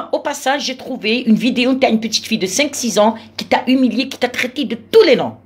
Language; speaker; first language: French; non-native, local second language; Arabic